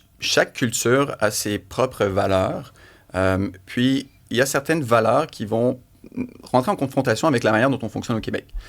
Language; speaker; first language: French; native; French